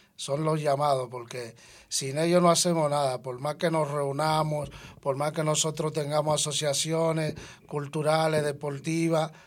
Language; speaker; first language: Spanish; native; Spanish